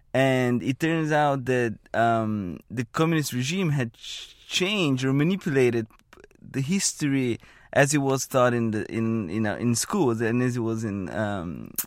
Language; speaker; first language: English; non-native, fluent; Bulgarian